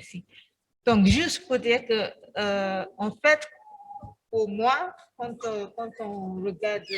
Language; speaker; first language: French; non-native, fluent; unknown